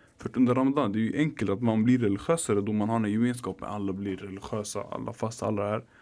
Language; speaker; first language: Swedish; early bilingual, other home language; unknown